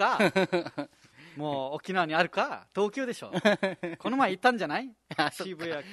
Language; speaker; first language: Japanese; non-native, fluent; Nepali